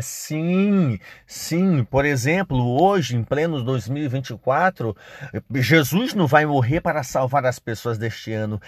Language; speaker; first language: Portuguese; native; Portuguese